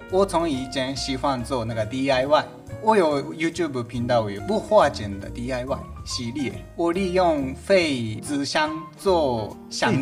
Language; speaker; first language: Chinese; non-native, learner; Japanese